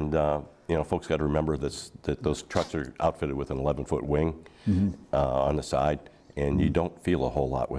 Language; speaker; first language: English; native; English